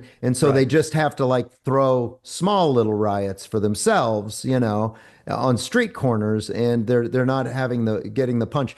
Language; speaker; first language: English; native; English